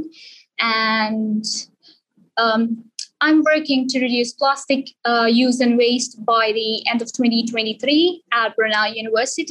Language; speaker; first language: English; non-native, local second language; Punjabi